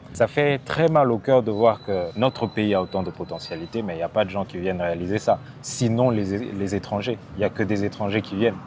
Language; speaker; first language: French; non-native, local second language; Lingala